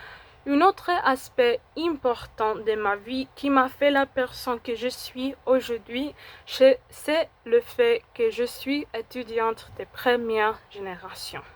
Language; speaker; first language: French; non-native, fluent; Spanish